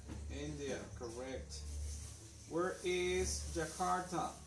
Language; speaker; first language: English; non-native, fluent; Spanish